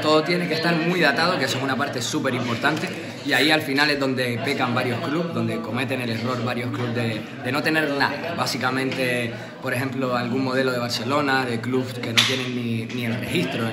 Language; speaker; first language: Spanish; native; Spanish